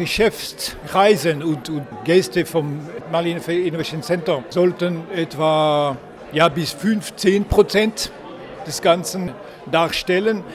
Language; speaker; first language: German; non-native, local second language; French